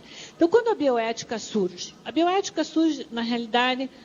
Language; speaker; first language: Portuguese; native; Portuguese